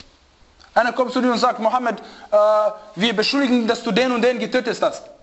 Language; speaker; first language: German; non-native, fluent; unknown